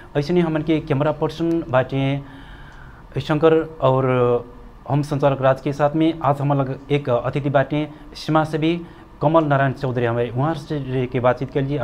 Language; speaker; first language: Bhojpuri; non-native, local second language; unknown